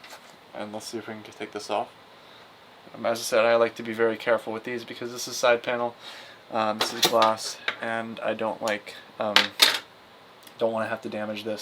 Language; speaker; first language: English; native; English